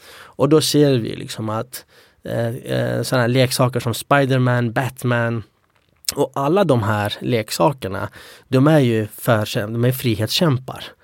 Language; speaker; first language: Swedish; early bilingual, other home language; Kurdish